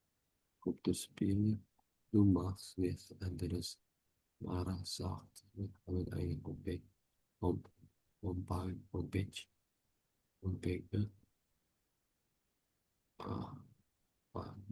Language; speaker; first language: German; non-native, learner; Indonesian